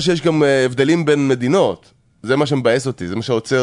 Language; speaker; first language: Hebrew; native; Hebrew